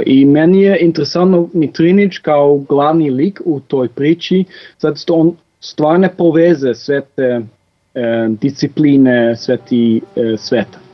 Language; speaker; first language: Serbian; non-native, fluent; Dutch